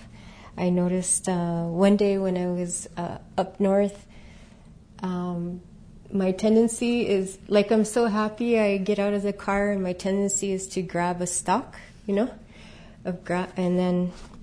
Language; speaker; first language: English; native; English